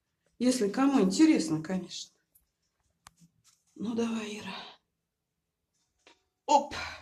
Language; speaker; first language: Russian; native; Russian